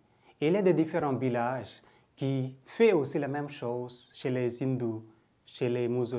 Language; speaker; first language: French; non-native, fluent; Bangla